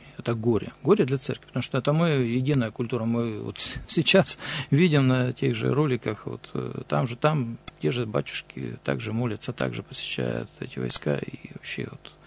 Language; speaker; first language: Russian; native; Russian